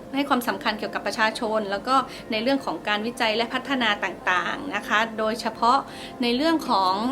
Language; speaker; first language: Thai; native; Thai